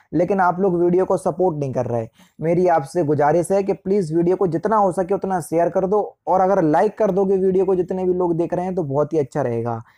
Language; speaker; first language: Hindi; native; Hindi